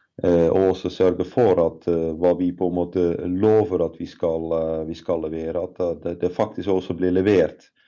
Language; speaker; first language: Norwegian; non-native, fluent; Dutch